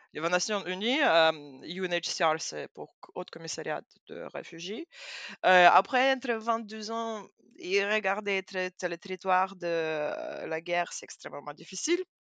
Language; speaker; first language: French; non-native, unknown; Russian